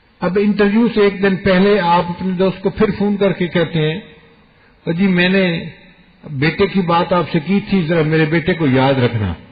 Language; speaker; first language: Urdu; non-native, local second language; Punjabi